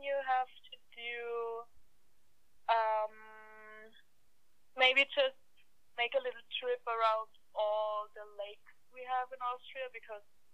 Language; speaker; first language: English; non-native, fluent; German